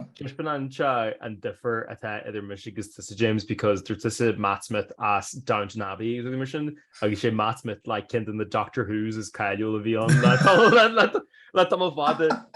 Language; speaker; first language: Irish; native; Irish